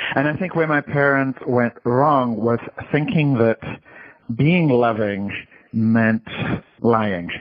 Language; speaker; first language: English; native; English